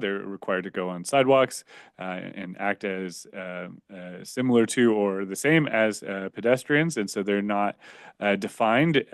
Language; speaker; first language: English; native; English